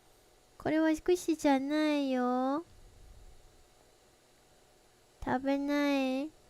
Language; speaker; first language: Japanese; non-native, learner; English